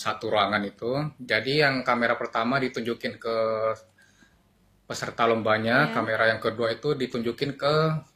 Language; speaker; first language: Indonesian; native; Indonesian